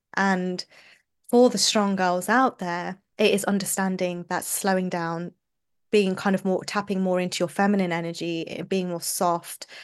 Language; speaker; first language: English; native; English